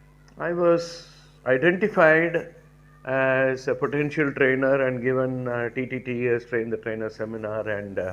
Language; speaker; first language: English; non-native, local second language; Tamil